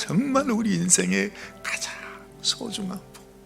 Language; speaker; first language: Korean; native; Korean